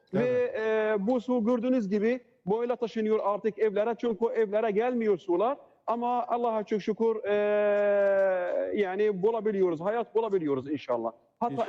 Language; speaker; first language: Turkish; non-native, learner; Arabic